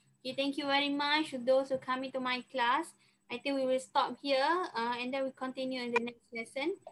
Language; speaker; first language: English; non-native, local second language; Malay